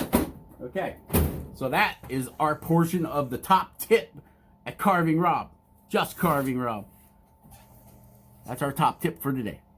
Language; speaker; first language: English; native; English